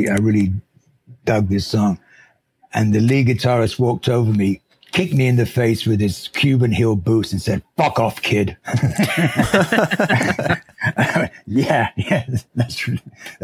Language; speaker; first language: English; native; English